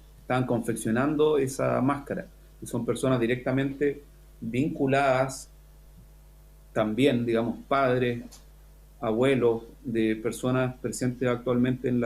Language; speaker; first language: Spanish; native; Spanish